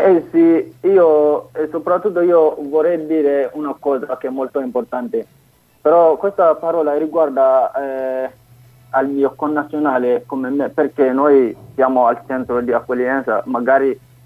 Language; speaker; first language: Italian; non-native, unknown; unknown